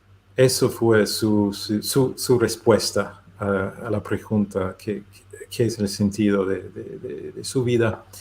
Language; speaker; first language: Spanish; non-native, learner; German